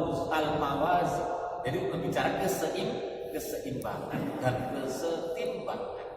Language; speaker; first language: Indonesian; non-native, local second language; Javanese